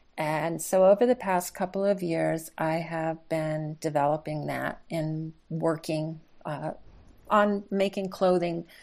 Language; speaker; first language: English; native; English